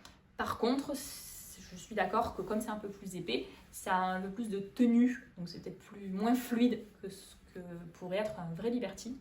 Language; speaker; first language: French; native; French